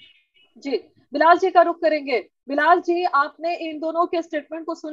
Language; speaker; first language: Hindi; native; Hindi